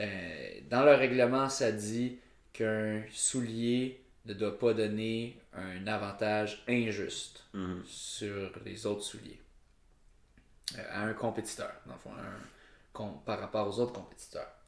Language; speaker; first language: French; native; French